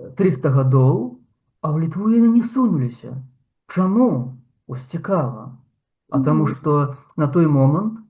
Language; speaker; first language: Belarusian; non-native, local second language; Russian